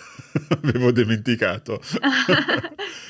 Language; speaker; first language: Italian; non-native, fluent; English